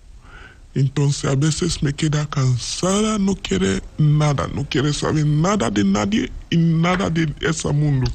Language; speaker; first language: Spanish; non-native, learner; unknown